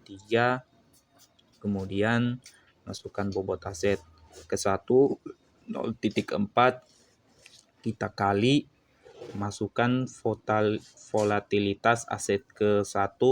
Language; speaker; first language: Indonesian; native; Indonesian